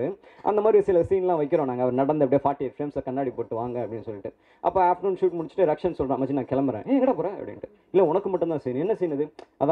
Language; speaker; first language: Tamil; native; Tamil